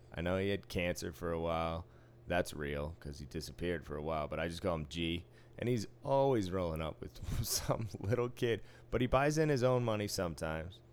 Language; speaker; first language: English; native; English